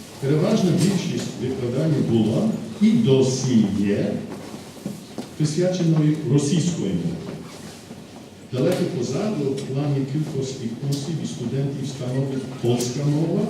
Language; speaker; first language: Ukrainian; non-native, fluent; English